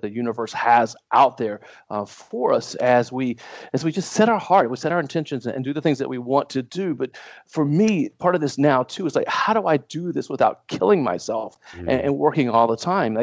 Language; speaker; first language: English; native; English